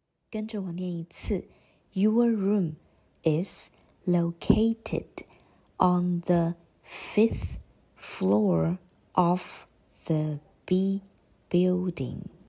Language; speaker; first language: English; non-native, fluent; Chinese